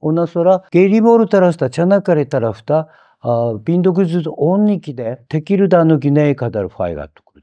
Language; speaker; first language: Turkish; non-native, fluent; Japanese